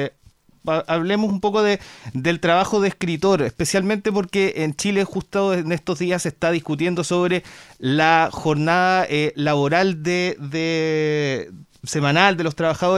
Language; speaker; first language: Spanish; native; Spanish